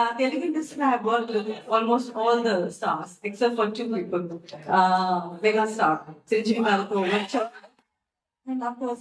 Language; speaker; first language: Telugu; non-native, fluent; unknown